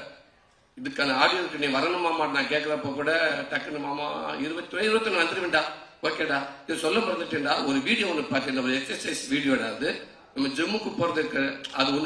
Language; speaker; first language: Tamil; native; Tamil